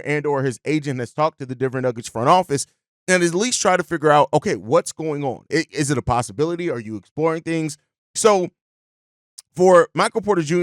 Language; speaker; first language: English; native; English